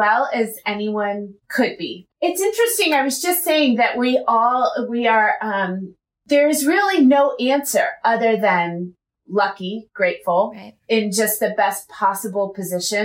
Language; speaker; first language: English; native; English